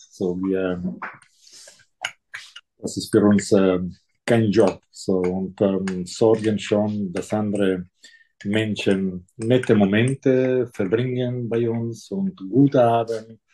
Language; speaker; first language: German; non-native, local second language; Italian